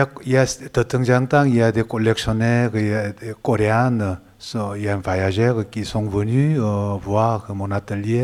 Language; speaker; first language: French; non-native, learner; Korean